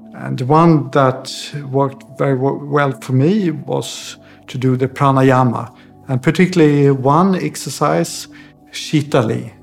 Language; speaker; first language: English; non-native, fluent; Swedish